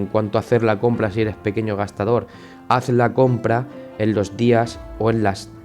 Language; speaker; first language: Spanish; native; Spanish